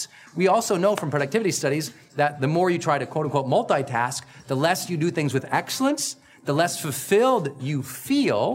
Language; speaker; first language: English; native; English